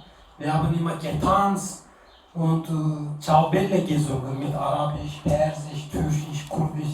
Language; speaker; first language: German; non-native, learner; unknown